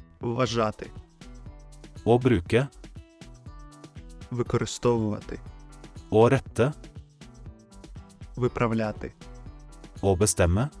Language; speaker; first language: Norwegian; non-native, fluent; Ukrainian